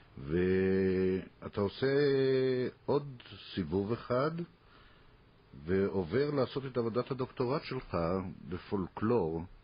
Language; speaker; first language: Hebrew; native; Hebrew